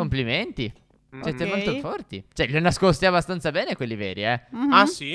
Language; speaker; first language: Italian; native; Italian